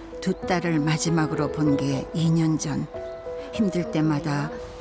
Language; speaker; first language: Korean; native; Korean